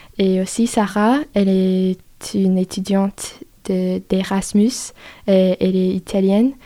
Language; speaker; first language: French; non-native, learner; English